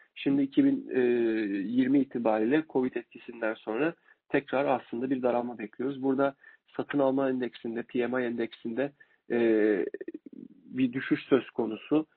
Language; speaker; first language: Turkish; native; Turkish